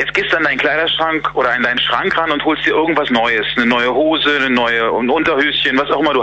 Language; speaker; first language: German; native; German